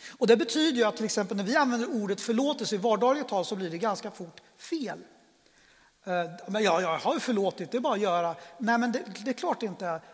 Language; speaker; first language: Swedish; native; Swedish